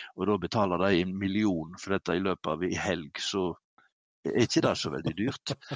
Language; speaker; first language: Norwegian; native; Norwegian